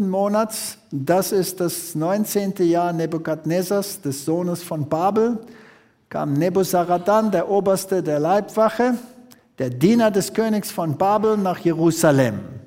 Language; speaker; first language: German; native; German